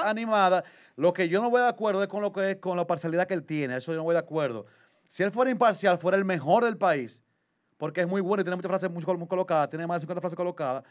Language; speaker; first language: Spanish; native; Spanish